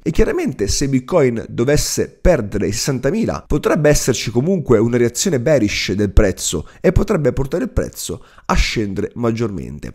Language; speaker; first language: Italian; native; Italian